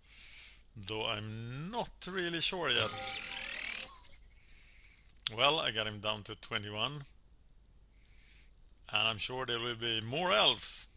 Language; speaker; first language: English; non-native, fluent; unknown